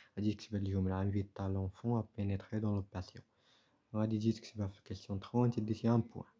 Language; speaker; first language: French; non-native, local second language; Arabic